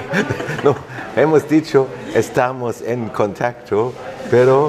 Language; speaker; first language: Spanish; non-native, fluent; German